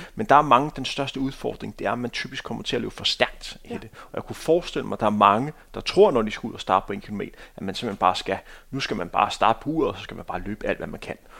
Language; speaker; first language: Danish; native; Danish